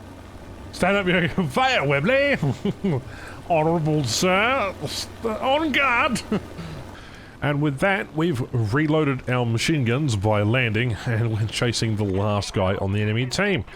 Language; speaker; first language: English; native; English